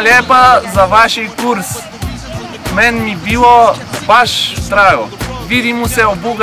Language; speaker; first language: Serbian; non-native, learner; Bulgarian